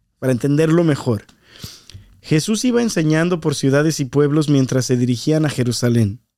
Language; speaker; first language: Spanish; early bilingual, heritage; Spanish